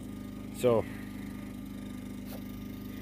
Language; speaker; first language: English; native; English